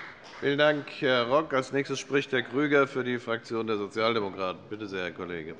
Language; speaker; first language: German; native; German